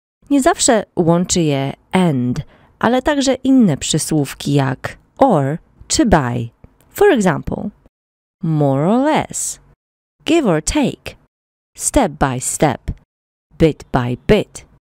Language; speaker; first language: Polish; native; Polish